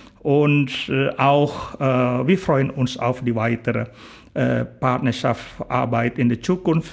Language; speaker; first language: German; non-native, fluent; Indonesian